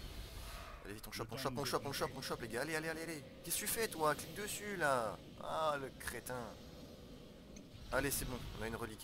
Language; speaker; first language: French; native; French